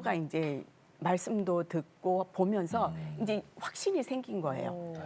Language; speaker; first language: Korean; native; Korean